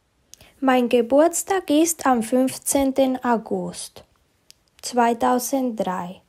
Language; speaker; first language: German; early bilingual, heritage; German